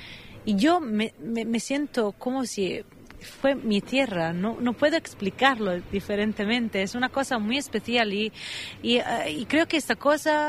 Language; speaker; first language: Spanish; non-native, fluent; Italian